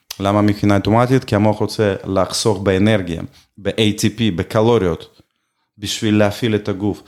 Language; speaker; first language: Hebrew; non-native, fluent; Russian